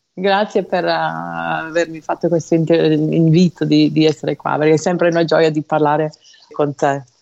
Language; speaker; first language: Italian; non-native, fluent; English